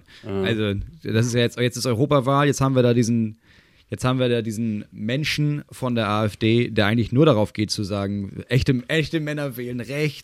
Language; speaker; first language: German; native; German